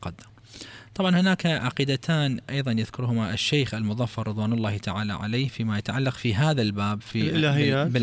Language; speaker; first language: Arabic; native; Arabic